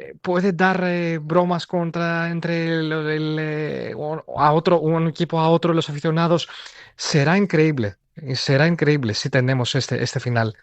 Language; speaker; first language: Spanish; non-native, fluent; Greek